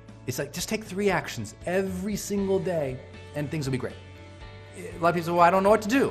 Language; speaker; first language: English; native; English